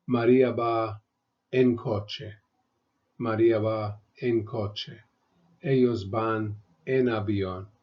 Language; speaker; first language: Spanish; non-native, fluent; English